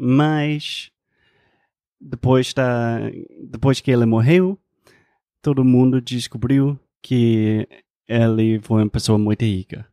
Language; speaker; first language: Portuguese; non-native, fluent; English